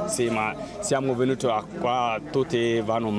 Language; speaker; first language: Italian; non-native, learner; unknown